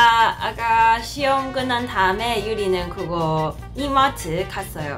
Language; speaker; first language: Korean; non-native, learner; Cantonese